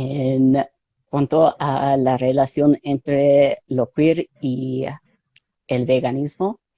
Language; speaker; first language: Spanish; non-native, fluent; English